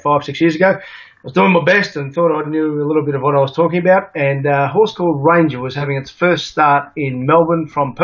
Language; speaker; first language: English; native; English